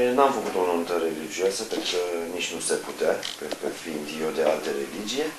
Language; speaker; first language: Romanian; non-native, fluent; Turkish